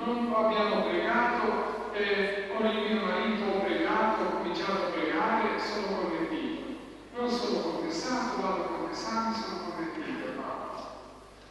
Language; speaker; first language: Italian; non-native, fluent; Croatian